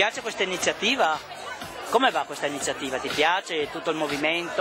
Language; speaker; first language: Italian; native; Italian